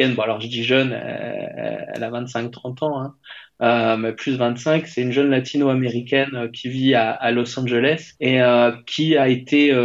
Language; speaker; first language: French; native; French